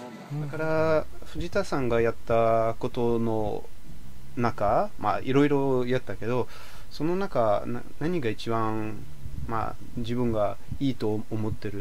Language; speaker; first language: Japanese; non-native, fluent; French